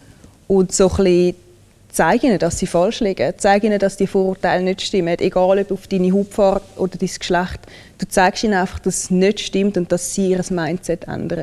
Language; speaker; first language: German; early bilingual, other home language; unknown